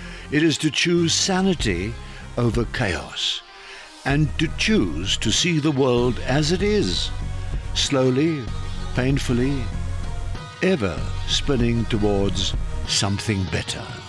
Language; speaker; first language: English; non-native, local second language; Afrikaans